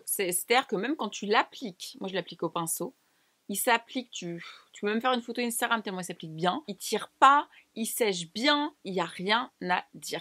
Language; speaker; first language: French; native; French